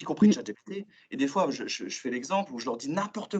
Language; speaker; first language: French; native; French